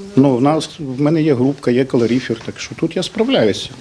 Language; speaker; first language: Ukrainian; native; Ukrainian